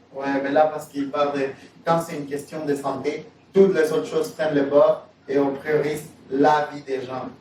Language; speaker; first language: French; native; French